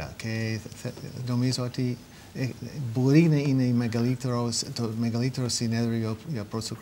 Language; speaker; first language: Greek; non-native, fluent; English